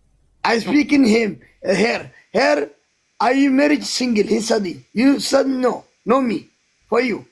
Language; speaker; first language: English; non-native, learner; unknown